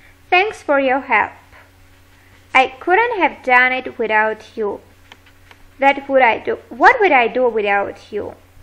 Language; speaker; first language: English; non-native, fluent; Armenian